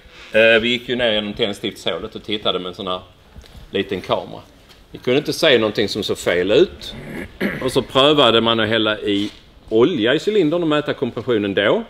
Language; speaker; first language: Swedish; native; Swedish